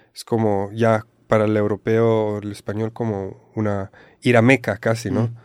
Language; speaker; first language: Spanish; non-native, fluent; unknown